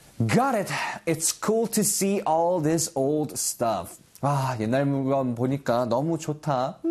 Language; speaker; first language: Korean; native; Korean